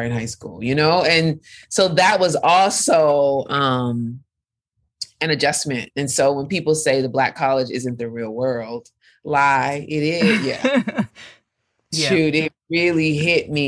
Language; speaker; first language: English; native; English